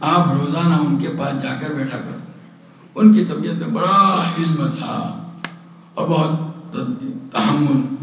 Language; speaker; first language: Urdu; native; Urdu